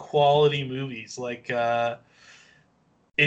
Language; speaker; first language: English; native; English